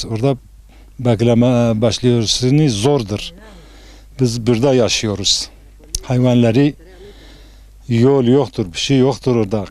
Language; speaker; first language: Turkish; non-native, local second language; Kurdish